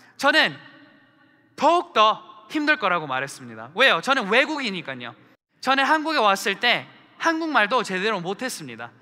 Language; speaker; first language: Korean; early bilingual, heritage; Korean